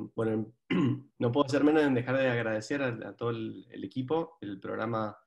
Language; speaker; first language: Spanish; native; Spanish